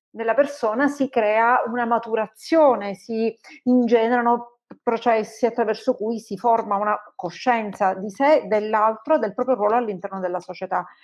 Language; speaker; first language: Italian; native; Italian